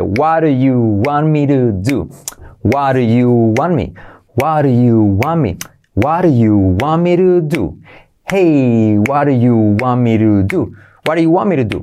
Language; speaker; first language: English; non-native, fluent; Spanish